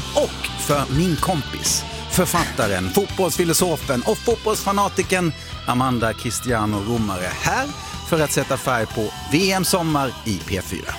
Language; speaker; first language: Swedish; native; Swedish